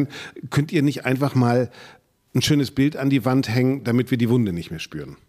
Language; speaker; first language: German; native; German